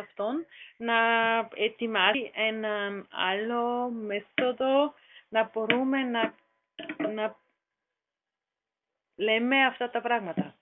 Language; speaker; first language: Greek; non-native, learner; German